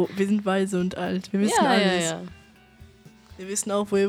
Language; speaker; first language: German; native; German